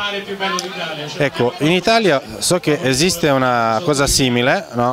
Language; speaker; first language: Italian; non-native, fluent; Greek